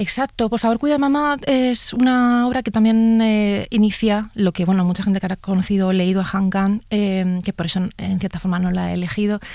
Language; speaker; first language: Spanish; native; Spanish